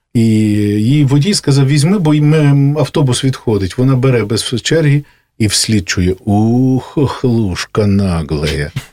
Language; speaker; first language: Ukrainian; native; Ukrainian